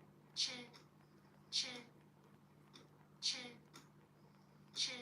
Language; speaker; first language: Chinese; non-native, learner; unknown